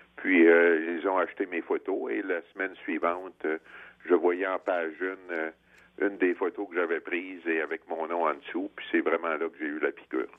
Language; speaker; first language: French; native; French